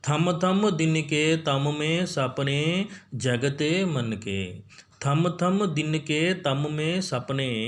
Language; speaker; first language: Hindi; non-native, local second language; Telugu